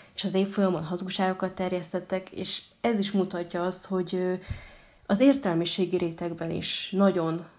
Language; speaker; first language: Hungarian; early bilingual, other home language; Arabic